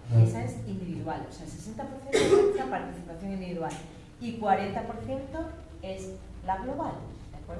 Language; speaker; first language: Spanish; native; Spanish